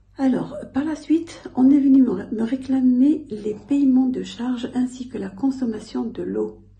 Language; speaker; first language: French; non-native, local second language; Arabic